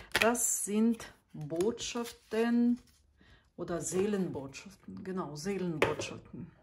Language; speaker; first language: German; non-native, fluent; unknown